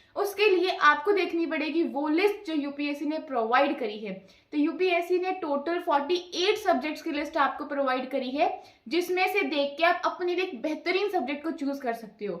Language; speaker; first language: Hindi; non-native, local second language; Punjabi